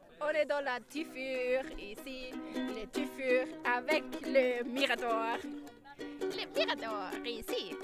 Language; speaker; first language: French; non-native, learner; German